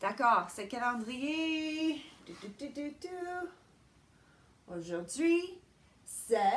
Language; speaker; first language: French; non-native, fluent; English